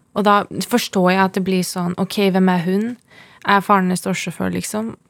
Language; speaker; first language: Norwegian; early bilingual, other home language; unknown